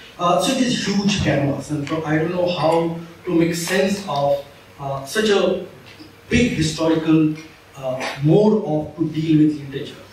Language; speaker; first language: English; non-native, local second language; Marathi